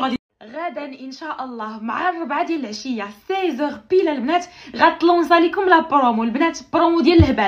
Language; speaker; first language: Arabic; native; Arabic